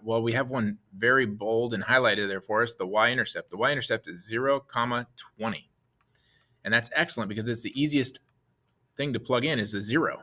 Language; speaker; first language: English; native; English